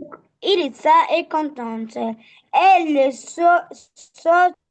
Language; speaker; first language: French; non-native, learner; Arabic